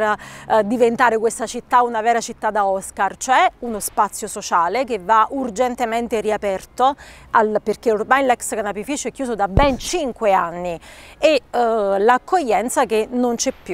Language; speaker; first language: Italian; native; Italian